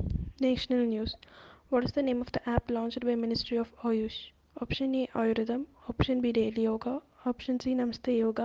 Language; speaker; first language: English; non-native, local second language; Tamil